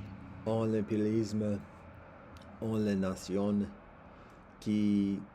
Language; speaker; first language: French; non-native, learner; English